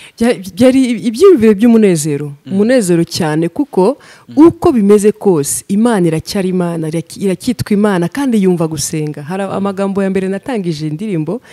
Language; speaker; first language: Kinyarwanda; early bilingual, heritage; Kinyarwanda